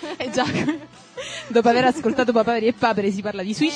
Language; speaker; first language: Italian; native; Italian